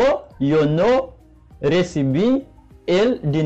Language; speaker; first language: Spanish; non-native, learner; Haitian Creole